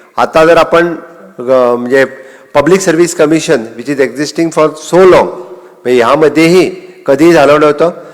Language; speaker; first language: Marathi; non-native, local second language; Konkani